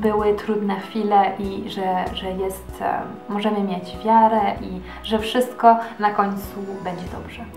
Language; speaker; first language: Polish; early bilingual, heritage; Polish